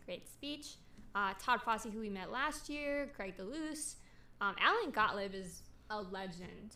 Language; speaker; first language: English; early bilingual, other home language; Spanish